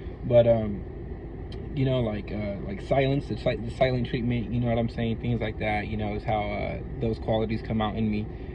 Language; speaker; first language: English; native; English